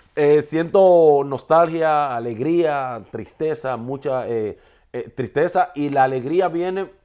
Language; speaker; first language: Spanish; native; Spanish